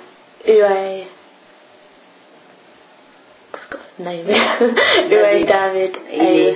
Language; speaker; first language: French; non-native, learner; English